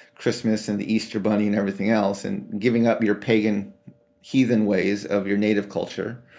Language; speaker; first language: English; native; English